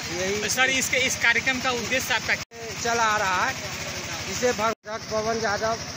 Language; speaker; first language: Hindi; native; Hindi